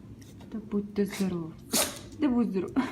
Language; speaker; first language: Russian; native; Russian